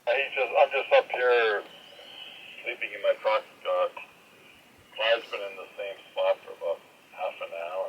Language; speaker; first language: English; native; English